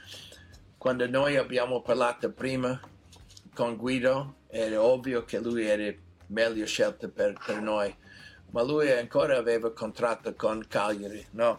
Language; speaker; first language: Italian; non-native, learner; English